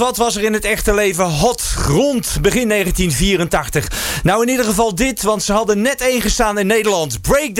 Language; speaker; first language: Dutch; native; Dutch